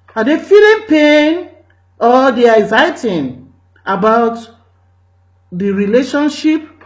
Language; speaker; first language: English; non-native, local second language; Yoruba